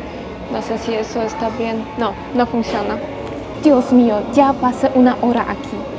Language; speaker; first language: Spanish; non-native, fluent; Polish